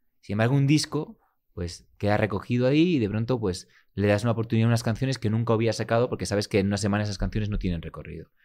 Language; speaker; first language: Spanish; native; Spanish